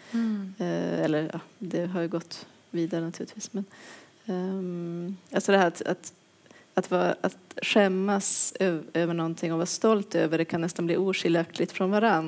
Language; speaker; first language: Swedish; native; Swedish